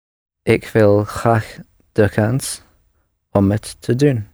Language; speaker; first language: Dutch; non-native, learner; English